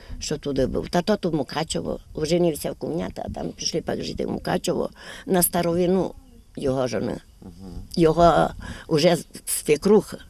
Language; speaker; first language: Ukrainian; native; Ukrainian